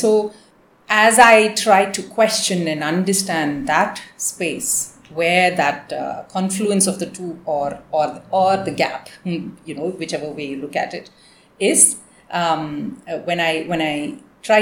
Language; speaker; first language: English; non-native, local second language; Tamil